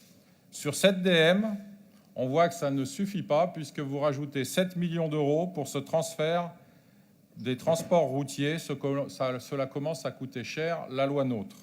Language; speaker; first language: French; native; French